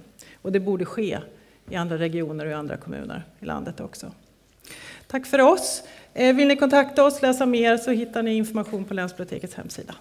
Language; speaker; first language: Swedish; native; Swedish